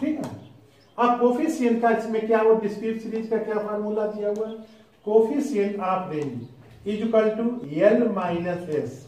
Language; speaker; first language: Hindi; native; Hindi